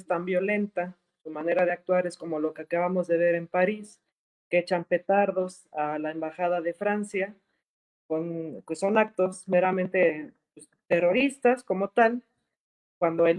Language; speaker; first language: Spanish; native; Spanish